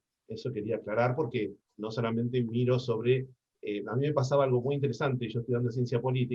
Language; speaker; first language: Spanish; native; Spanish